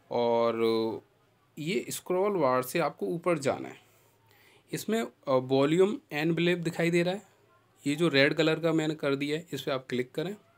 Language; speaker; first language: Hindi; native; Hindi